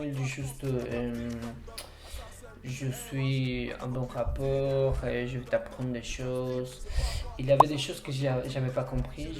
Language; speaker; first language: French; non-native, fluent; Spanish